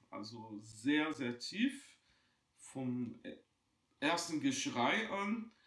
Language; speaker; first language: German; non-native, fluent; Portuguese